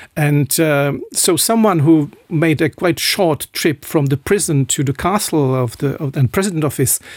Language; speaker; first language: English; non-native, fluent; Czech